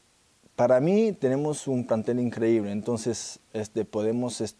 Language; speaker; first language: Spanish; non-native, fluent; French